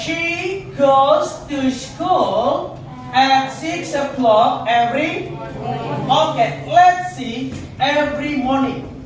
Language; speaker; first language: English; non-native, learner; Indonesian